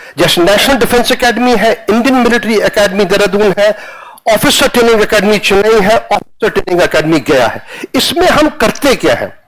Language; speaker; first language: Hindi; non-native, local second language; Punjabi